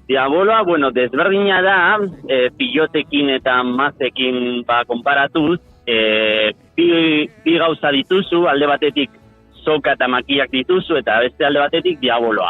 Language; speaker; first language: Basque; non-native, local second language; Spanish